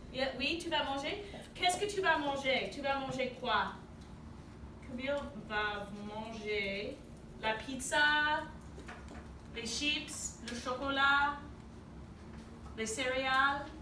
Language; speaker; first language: French; non-native, fluent; English